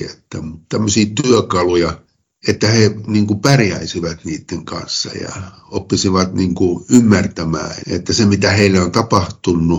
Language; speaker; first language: Finnish; native; Finnish